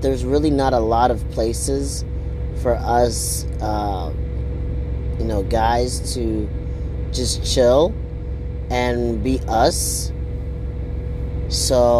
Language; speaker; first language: English; early bilingual, other home language; Kinyarwanda